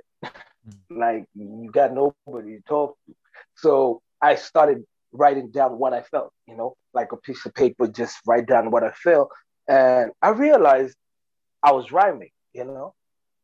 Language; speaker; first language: English; non-native, local second language; Nyanja